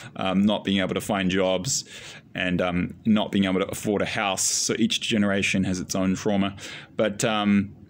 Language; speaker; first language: English; native; English